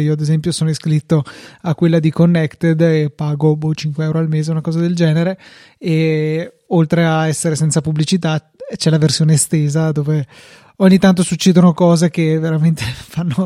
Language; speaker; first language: Italian; native; Italian